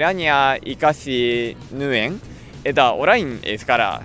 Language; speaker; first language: Basque; non-native, learner; Japanese